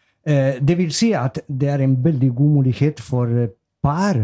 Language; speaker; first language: Norwegian; non-native, local second language; Spanish